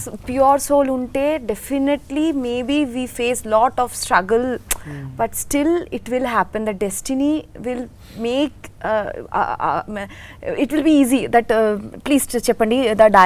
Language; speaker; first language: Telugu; non-native, learner; Bangla